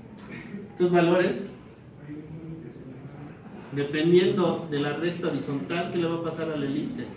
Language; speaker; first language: Spanish; native; Spanish